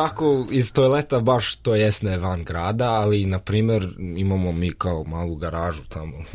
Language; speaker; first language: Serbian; early bilingual, heritage; Serbian